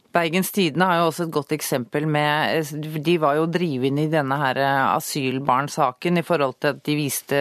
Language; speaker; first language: Norwegian; native; Norwegian